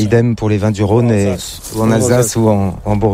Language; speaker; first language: French; native; French